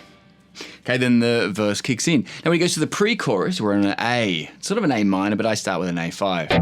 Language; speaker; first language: English; native; English